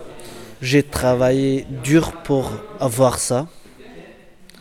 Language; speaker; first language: French; non-native, learner; Kurdish